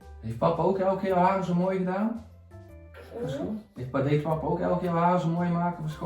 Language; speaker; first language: Dutch; native; Dutch